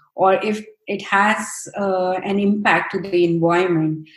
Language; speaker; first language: English; non-native, local second language; Hindi